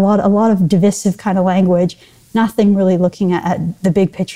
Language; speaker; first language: English; native; English